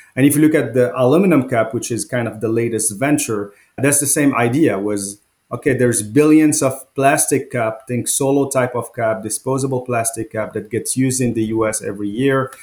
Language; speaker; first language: English; non-native, fluent; Arabic